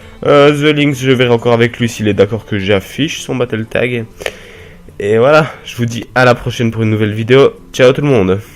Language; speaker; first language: French; native; French